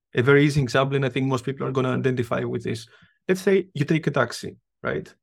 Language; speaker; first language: English; non-native, fluent; Greek